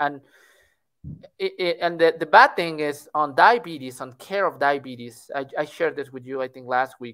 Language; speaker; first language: English; non-native, fluent; Spanish